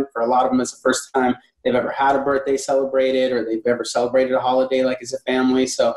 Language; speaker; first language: English; native; English